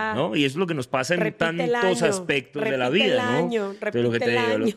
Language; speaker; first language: Spanish; native; Spanish